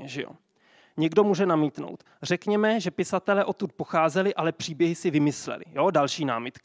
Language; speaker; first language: Czech; native; Czech